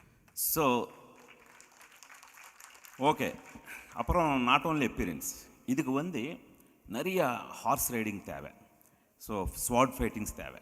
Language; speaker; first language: Tamil; non-native, local second language; Telugu